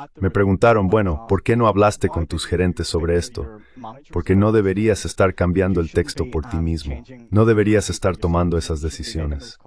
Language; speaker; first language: Spanish; non-native, fluent; English